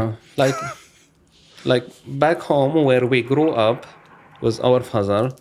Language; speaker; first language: English; non-native, learner; Arabic